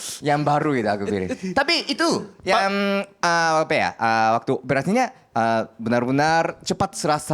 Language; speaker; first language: Indonesian; non-native, learner; Japanese